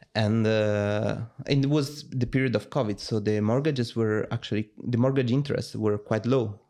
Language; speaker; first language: English; non-native, fluent; Italian